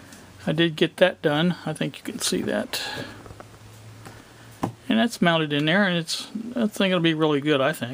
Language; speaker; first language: English; native; English